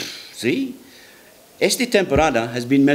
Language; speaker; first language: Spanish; non-native, learner; English